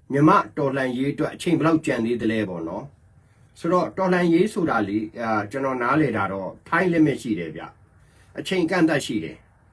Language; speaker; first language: Burmese; native; Burmese